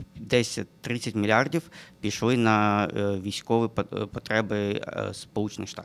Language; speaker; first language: Ukrainian; non-native, local second language; Russian